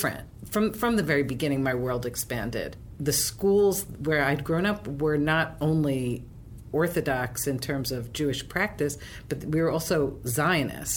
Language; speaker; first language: English; native; English